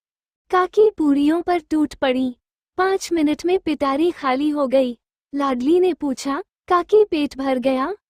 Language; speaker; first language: Hindi; native; Hindi